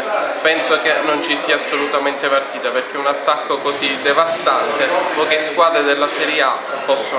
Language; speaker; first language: Italian; native; Italian